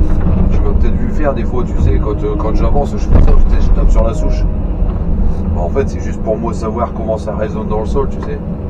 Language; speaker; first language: French; native; French